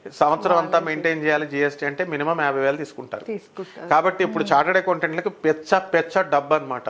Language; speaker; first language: Telugu; native; Telugu